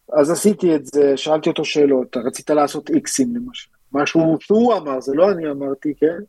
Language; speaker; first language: Hebrew; early bilingual, other home language; Russian